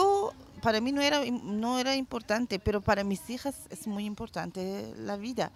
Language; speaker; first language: Spanish; non-native, learner; Persian